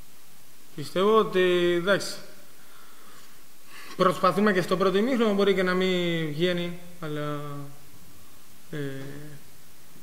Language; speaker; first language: Greek; non-native, fluent; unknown